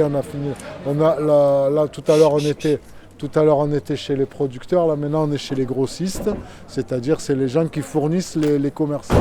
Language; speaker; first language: French; native; French